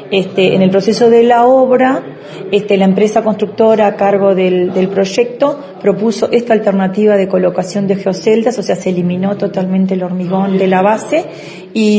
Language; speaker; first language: Spanish; native; Spanish